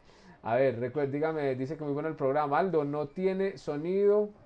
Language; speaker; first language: Spanish; native; Spanish